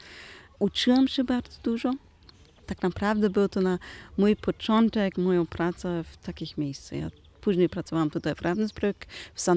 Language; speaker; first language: Polish; non-native, learner; German